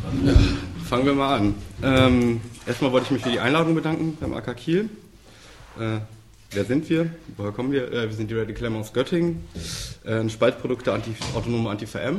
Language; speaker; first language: German; native; German